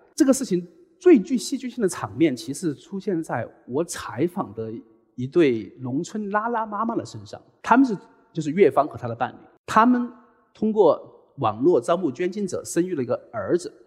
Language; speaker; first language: Chinese; native; Chinese